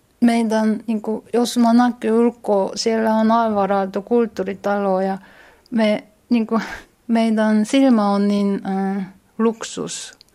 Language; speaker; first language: Finnish; non-native, learner; Korean